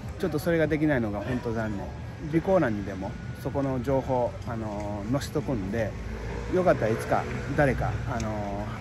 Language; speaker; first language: Japanese; native; Japanese